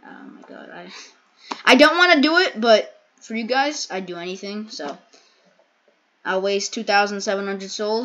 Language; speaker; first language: English; native; English